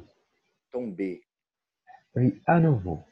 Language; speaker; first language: French; non-native, fluent; Portuguese